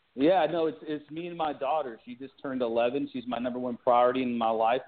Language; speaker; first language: English; native; English